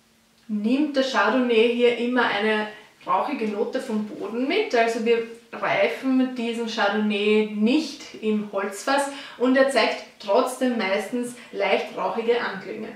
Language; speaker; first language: German; native; German